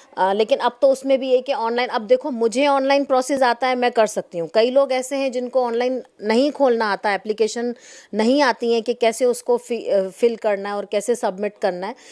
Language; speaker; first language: Urdu; non-native, local second language; Sindhi